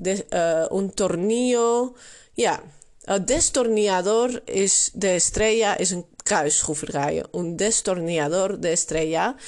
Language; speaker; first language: Spanish; non-native, learner; Dutch